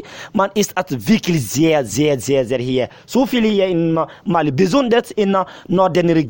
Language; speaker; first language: German; non-native, learner; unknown